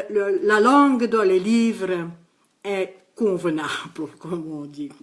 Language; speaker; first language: French; non-native, local second language; Dutch